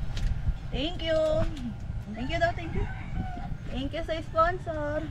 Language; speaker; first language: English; non-native, learner; Filipino